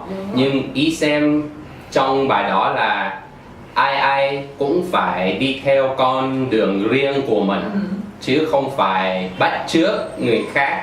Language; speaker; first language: Vietnamese; non-native, fluent; English